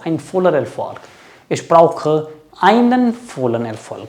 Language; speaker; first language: German; non-native, learner; Hindi